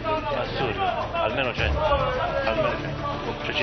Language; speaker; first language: Italian; native; Italian